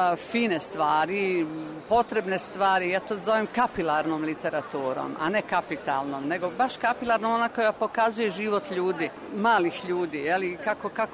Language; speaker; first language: Croatian; native; Croatian